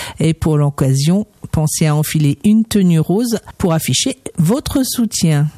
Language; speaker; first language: French; native; French